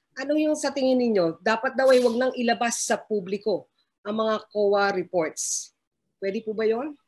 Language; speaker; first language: Filipino; native; Filipino